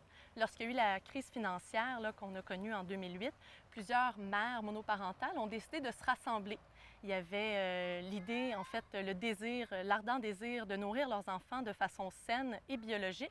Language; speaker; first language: French; native; French